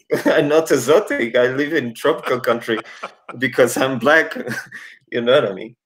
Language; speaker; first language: English; non-native, learner; Portuguese